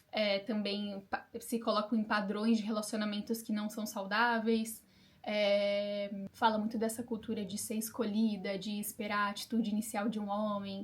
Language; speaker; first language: Portuguese; native; Portuguese